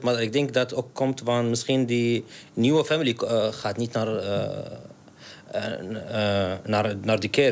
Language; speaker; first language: Dutch; non-native, learner; Arabic